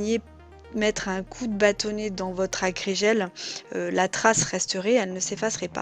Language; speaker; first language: French; native; French